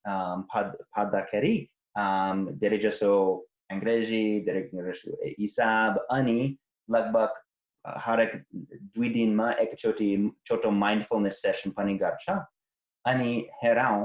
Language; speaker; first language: Nepali; non-native, fluent; English